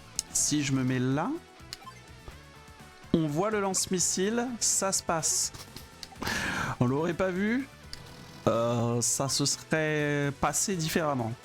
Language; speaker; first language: French; native; French